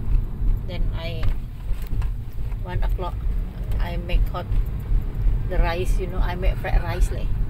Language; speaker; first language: English; non-native, learner; Thai